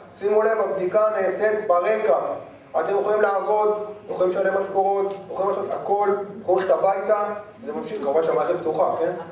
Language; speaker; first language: Hebrew; native; Hebrew